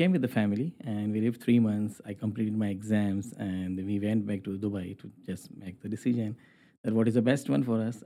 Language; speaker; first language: English; non-native, local second language; Urdu